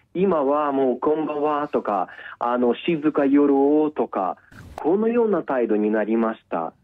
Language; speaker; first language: Japanese; non-native, fluent; Ukrainian